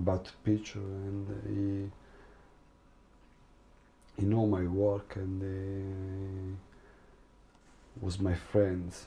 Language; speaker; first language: English; non-native, learner; Italian